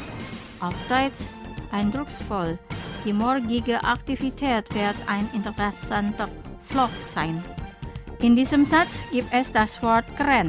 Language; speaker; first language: German; non-native, fluent; Indonesian